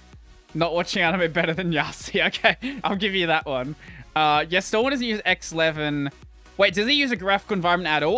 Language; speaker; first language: English; native; English